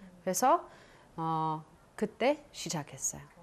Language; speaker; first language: Korean; non-native, learner; English